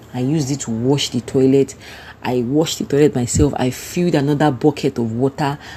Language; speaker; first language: English; non-native, local second language; Yoruba